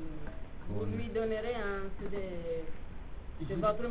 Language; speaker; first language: French; non-native, fluent; Italian